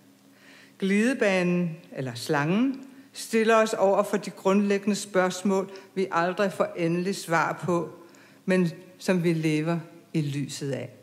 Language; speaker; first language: Danish; native; Danish